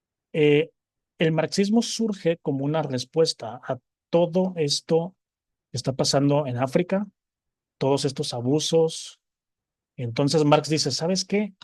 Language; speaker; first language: Spanish; native; Spanish